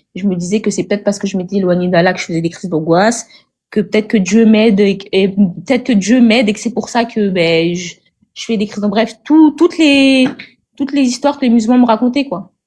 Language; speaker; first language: French; native; French